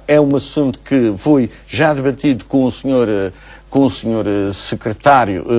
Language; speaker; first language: Portuguese; native; Portuguese